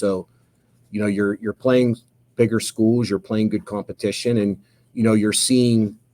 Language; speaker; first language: English; native; English